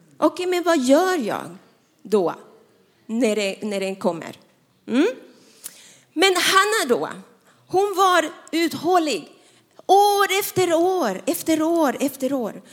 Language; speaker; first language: Swedish; non-native, fluent; Spanish